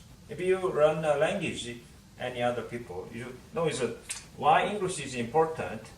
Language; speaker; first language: English; non-native, learner; Korean